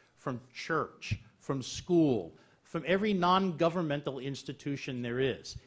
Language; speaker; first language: English; native; English